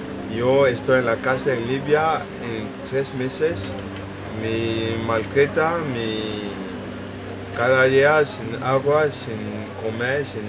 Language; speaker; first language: Spanish; non-native, learner; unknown